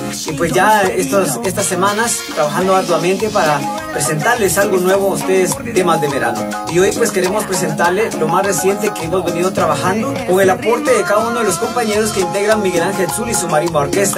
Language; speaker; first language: Spanish; native; Spanish